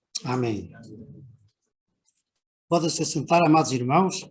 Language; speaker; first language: Portuguese; native; Portuguese